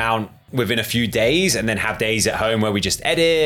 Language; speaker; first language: English; native; English